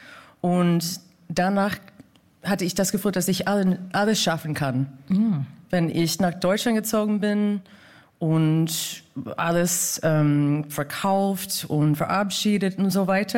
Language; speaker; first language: German; non-native, fluent; English